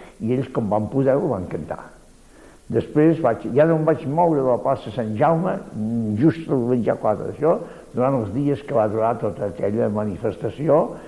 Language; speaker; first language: Catalan; native; Catalan